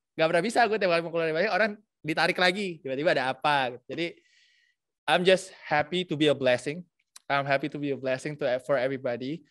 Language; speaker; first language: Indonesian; native; Indonesian